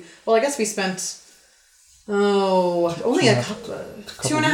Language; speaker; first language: English; native; English